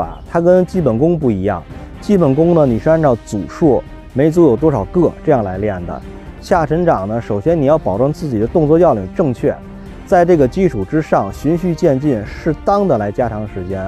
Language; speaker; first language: Chinese; native; Chinese